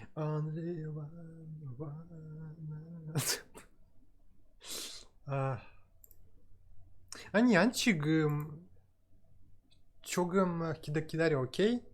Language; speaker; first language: Korean; non-native, learner; Russian